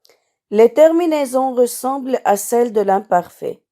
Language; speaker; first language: French; non-native, local second language; Arabic